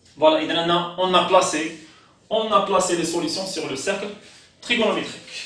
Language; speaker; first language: French; non-native, local second language; Arabic